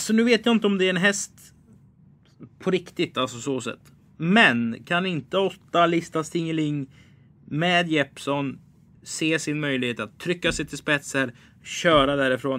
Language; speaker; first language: Swedish; native; Swedish